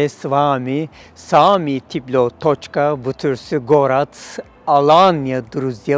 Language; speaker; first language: Russian; non-native, learner; Turkish